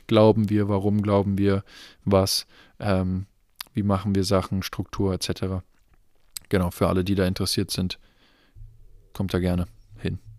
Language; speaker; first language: German; native; German